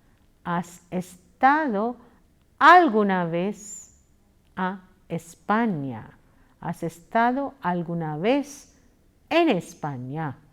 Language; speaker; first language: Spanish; non-native, fluent; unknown